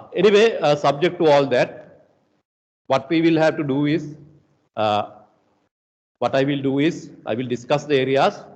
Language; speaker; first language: English; non-native, local second language; Sinhala